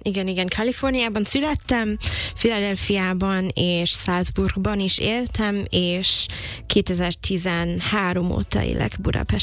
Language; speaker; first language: Hungarian; non-native, fluent; English